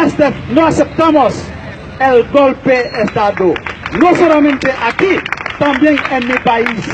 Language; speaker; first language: Spanish; non-native, fluent; Haitian Creole